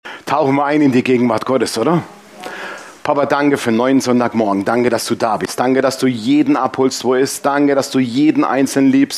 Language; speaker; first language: German; native; German